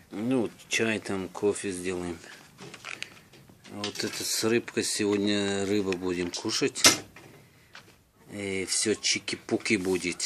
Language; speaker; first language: Russian; non-native, local second language; Tajik